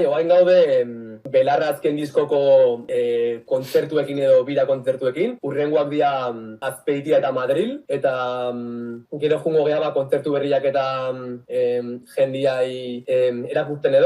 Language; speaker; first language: Basque; native; Basque